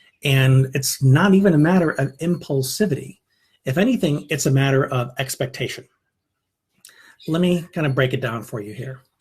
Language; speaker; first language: English; native; English